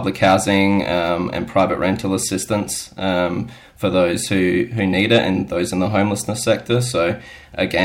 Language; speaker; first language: English; native; English